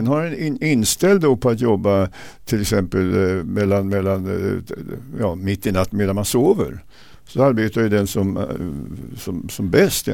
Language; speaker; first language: Swedish; native; Swedish